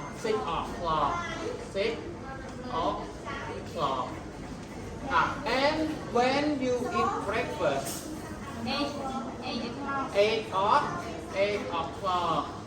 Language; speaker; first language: English; non-native, learner; Khmer